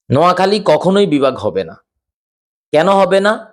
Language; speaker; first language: Bangla; native; Bangla